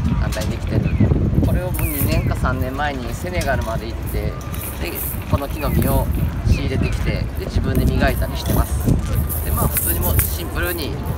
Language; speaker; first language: Japanese; native; Japanese